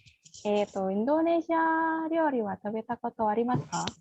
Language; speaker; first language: Japanese; non-native, fluent; Indonesian